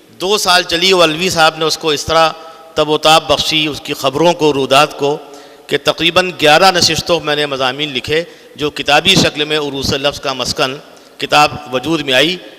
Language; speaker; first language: Urdu; native; Urdu